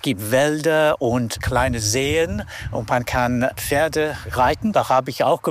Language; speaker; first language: German; non-native, fluent; English